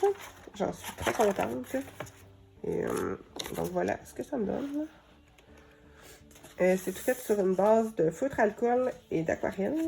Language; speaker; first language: French; native; French